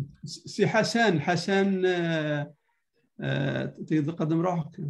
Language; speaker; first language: Arabic; native; Arabic